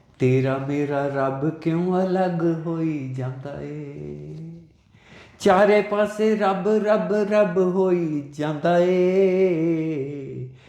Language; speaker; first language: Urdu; non-native, local second language; Punjabi